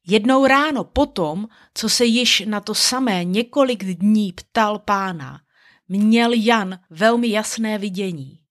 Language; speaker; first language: Czech; native; Czech